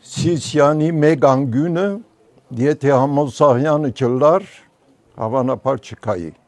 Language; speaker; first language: Armenian; non-native, local second language; Turkish